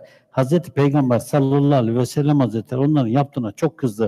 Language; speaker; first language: Turkish; native; Turkish